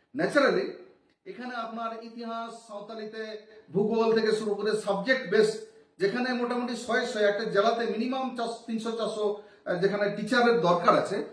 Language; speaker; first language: Bangla; non-native, local second language; Santali